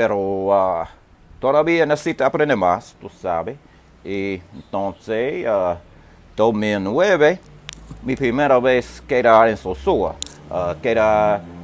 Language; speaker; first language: Spanish; non-native, learner; English